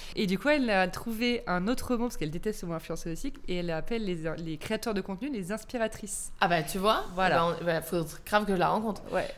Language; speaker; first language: French; native; French